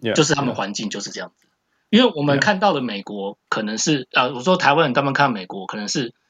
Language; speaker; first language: Chinese; native; Chinese